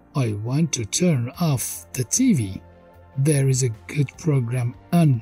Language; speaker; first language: English; non-native, fluent; Persian